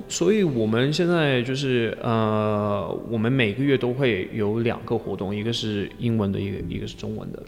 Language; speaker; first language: Chinese; non-native, fluent; English